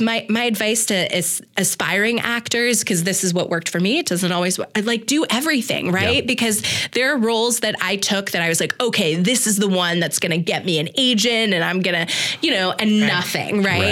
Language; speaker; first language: English; native; English